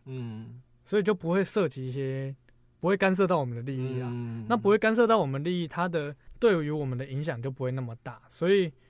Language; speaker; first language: Chinese; native; Chinese